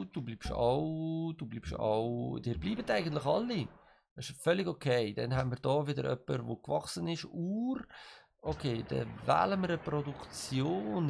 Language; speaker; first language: German; native; German